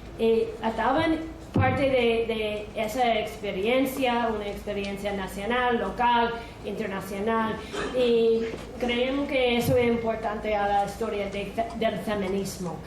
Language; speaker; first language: Spanish; non-native, fluent; English